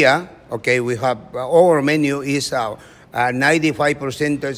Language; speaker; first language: English; non-native, learner; Spanish